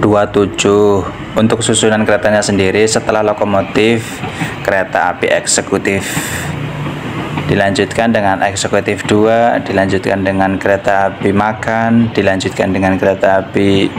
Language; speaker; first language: Indonesian; native; Indonesian